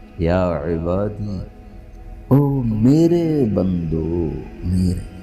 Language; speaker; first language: Urdu; non-native, local second language; Punjabi